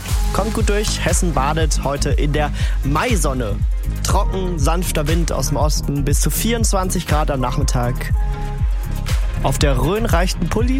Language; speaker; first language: German; native; German